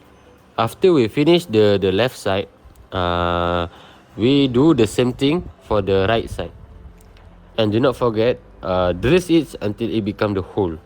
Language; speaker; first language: English; non-native, local second language; Malay